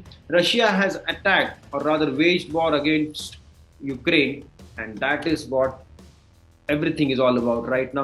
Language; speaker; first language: English; non-native, local second language; Marathi